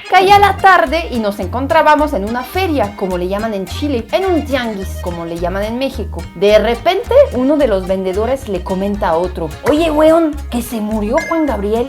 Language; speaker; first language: Spanish; non-native, fluent; French